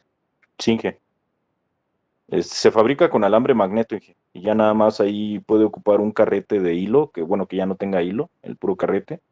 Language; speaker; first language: Spanish; native; Spanish